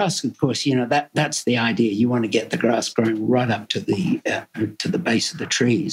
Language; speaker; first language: English; native; English